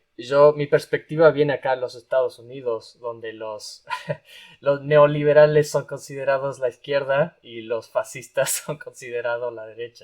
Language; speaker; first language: Spanish; non-native, fluent; English